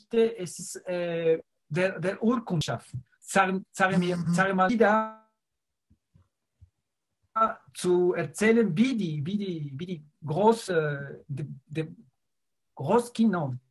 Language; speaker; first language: German; non-native, fluent; Spanish